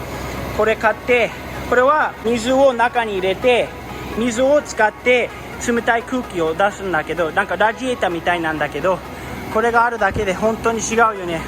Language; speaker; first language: Japanese; early bilingual, heritage; Japanese